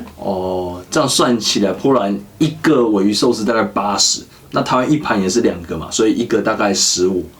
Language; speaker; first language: Chinese; native; Chinese